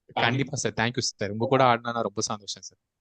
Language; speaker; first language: Tamil; native; Tamil